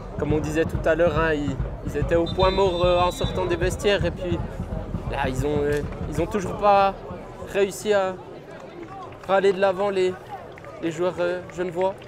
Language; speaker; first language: French; native; French